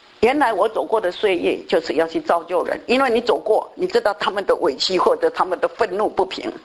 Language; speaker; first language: Chinese; native; Chinese